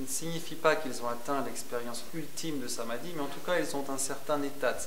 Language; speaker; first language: French; native; French